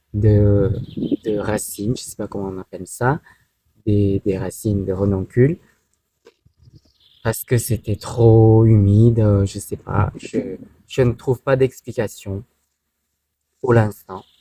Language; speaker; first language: French; non-native, fluent; Thai